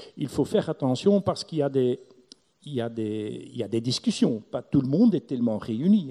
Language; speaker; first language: French; non-native, local second language; Dutch